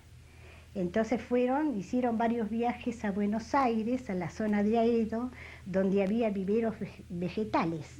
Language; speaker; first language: Spanish; native; Spanish